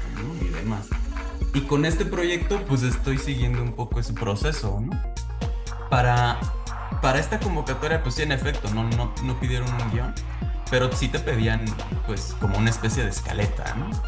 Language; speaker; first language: Spanish; native; Spanish